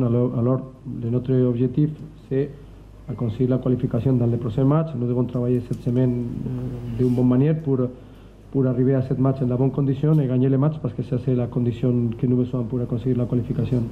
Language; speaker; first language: French; non-native, learner; Spanish